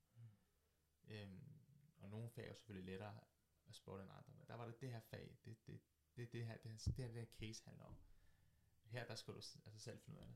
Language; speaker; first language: Danish; early bilingual, other home language; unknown